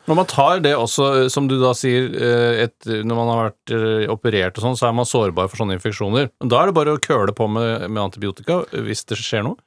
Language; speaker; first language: Norwegian; native; Norwegian